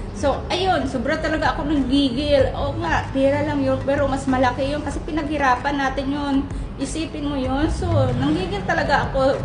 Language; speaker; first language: Filipino; non-native, local second language; Cebuano